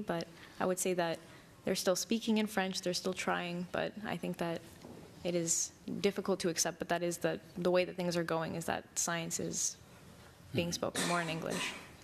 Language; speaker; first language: English; native; English